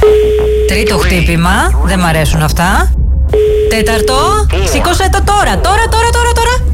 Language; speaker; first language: Greek; native; Greek